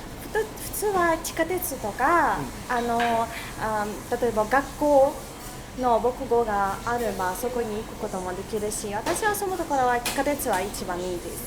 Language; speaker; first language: Japanese; non-native, fluent; Russian